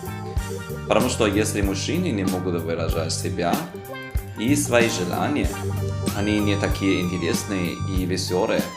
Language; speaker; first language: Russian; non-native, fluent; Chinese